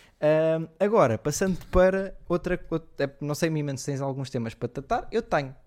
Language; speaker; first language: Portuguese; native; Portuguese